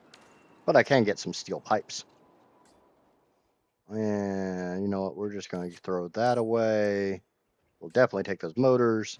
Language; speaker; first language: English; native; English